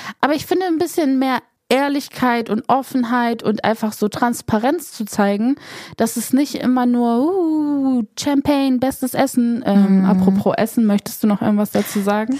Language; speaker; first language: German; early bilingual, other home language; Polish